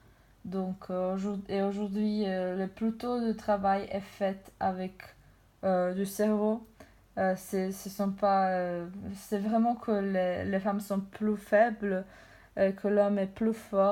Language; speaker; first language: French; non-native, learner; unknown